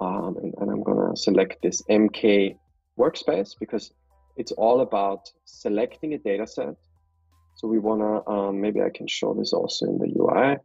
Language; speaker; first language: English; non-native, fluent; German